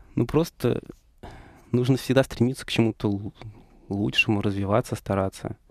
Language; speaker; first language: Russian; native; Russian